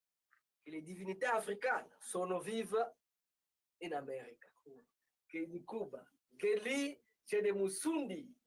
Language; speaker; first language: Italian; non-native, learner; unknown